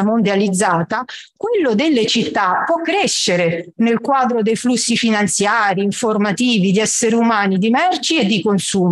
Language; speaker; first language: Italian; native; Italian